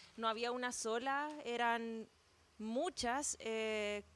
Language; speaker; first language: Spanish; native; Spanish